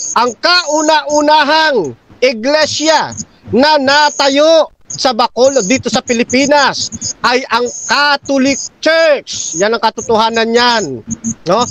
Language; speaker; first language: Filipino; native; Filipino